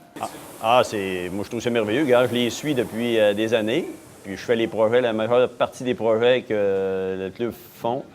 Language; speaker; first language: French; native; French